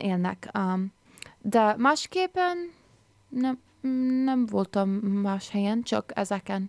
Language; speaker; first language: Hungarian; early bilingual, heritage; English